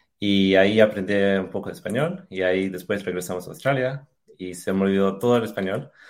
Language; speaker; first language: Spanish; early bilingual, heritage; English